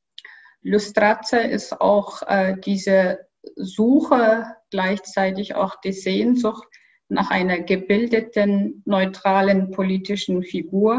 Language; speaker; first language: German; non-native, fluent; Kyrgyz